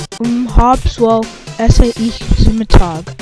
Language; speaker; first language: German; non-native, learner; English